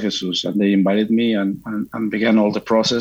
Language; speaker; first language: English; non-native, fluent; Spanish